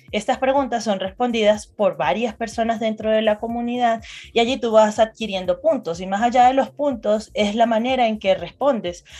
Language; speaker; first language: Spanish; native; Spanish